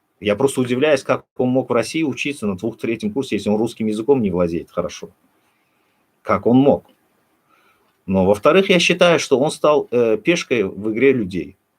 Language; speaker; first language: Russian; non-native, local second language; Turkmen